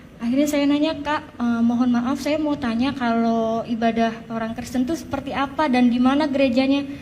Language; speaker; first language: Indonesian; native; Indonesian